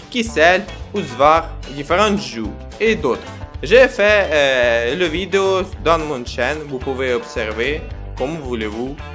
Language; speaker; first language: French; non-native, learner; Ukrainian